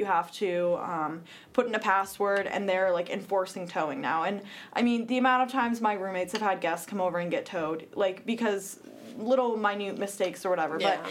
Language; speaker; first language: English; native; English